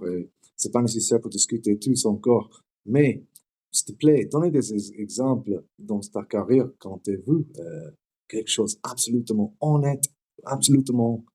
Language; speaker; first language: French; non-native, learner; English